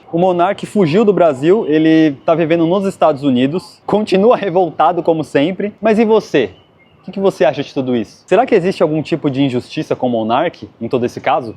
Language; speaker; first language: Portuguese; native; Portuguese